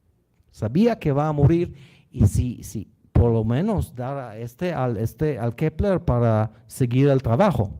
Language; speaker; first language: Spanish; non-native, learner; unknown